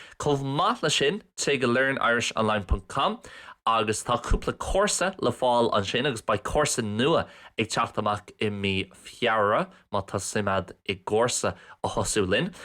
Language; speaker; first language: Irish; non-native, local second language; English